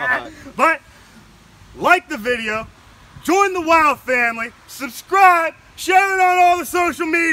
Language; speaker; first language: English; native; English